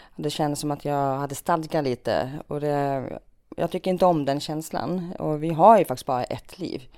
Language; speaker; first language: Swedish; early bilingual, other home language; Finnish